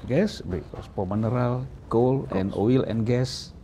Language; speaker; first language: English; non-native, learner; Indonesian